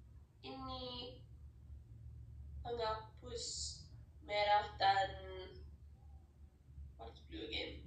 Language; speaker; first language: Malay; non-native, learner; English